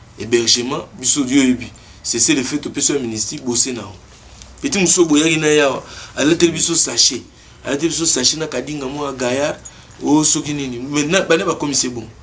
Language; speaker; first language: Lingala; native; Lingala